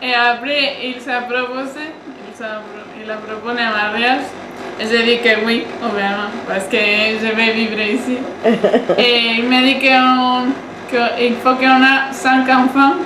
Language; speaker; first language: French; non-native, learner; Spanish